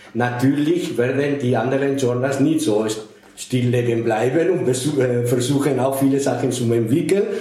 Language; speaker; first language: German; non-native, fluent; Spanish